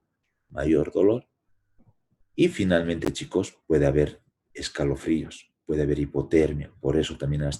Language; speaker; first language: Spanish; native; Spanish